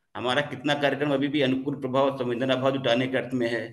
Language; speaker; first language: Hindi; native; Hindi